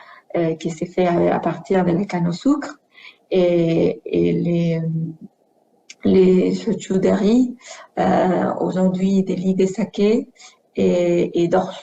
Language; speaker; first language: French; non-native, fluent; Spanish